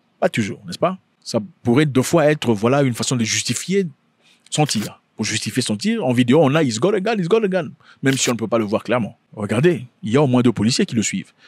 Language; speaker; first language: French; non-native, local second language; Lingala